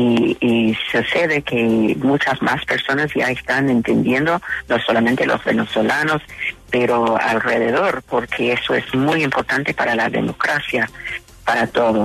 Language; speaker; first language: Spanish; non-native, fluent; English